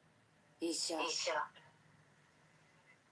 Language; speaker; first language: Japanese; non-native, learner; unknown